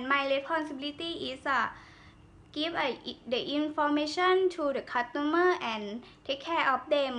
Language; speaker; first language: English; non-native, learner; Thai